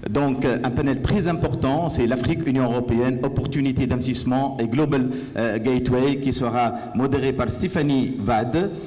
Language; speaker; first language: French; non-native, local second language; Arabic